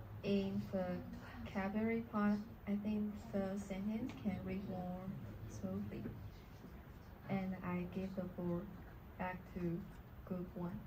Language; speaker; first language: English; non-native, learner; Chinese